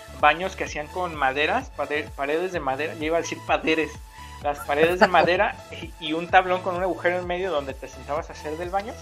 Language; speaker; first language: Spanish; native; Spanish